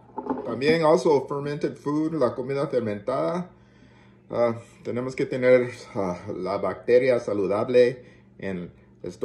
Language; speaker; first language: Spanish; early bilingual, heritage; Spanish